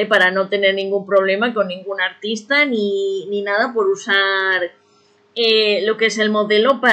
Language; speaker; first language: Spanish; native; Spanish